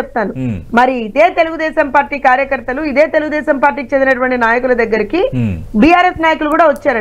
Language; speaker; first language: Telugu; native; Telugu